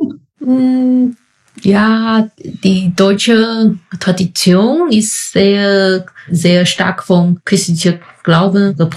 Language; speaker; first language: German; non-native, fluent; Chinese